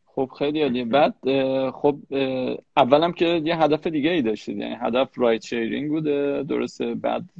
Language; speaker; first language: Persian; native; Persian